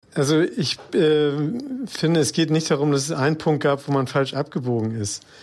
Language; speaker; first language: German; native; German